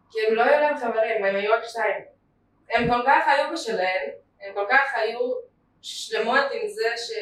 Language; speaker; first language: Hebrew; early bilingual, other home language; Russian